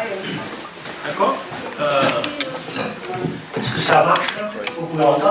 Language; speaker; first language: French; native; French